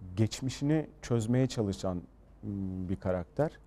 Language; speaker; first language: Turkish; early bilingual, heritage; Turkish